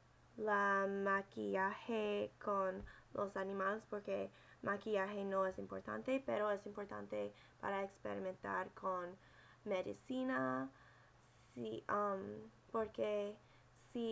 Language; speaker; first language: Spanish; non-native, learner; English